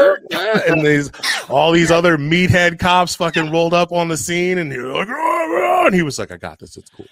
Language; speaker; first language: English; native; English